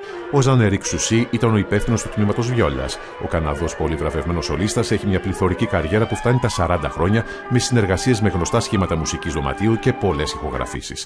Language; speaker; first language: Greek; native; Greek